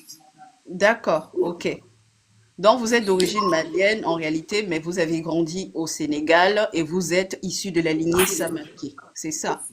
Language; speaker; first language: French; native; French